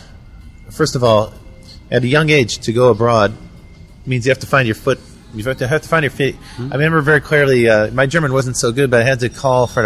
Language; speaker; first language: English; native; English